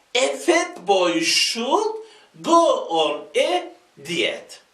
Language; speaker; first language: English; non-native, fluent; Turkish